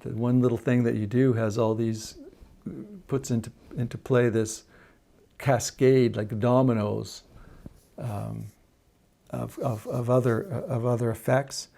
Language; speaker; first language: English; native; English